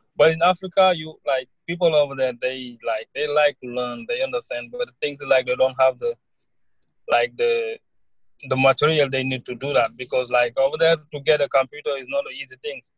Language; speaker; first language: English; non-native, learner; Wolof